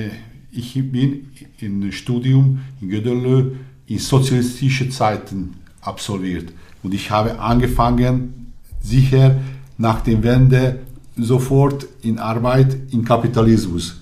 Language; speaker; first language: German; non-native, learner; Hungarian